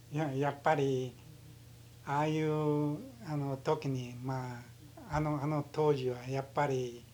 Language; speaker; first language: Japanese; early bilingual, heritage; Japanese